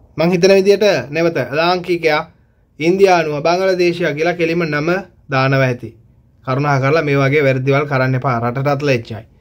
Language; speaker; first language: Sinhala; native; Sinhala